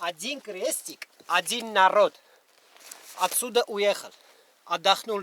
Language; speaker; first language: Russian; non-native, learner; Armenian